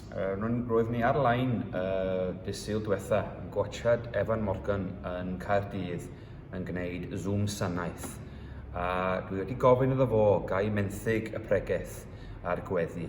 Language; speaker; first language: Welsh; early bilingual, heritage; Welsh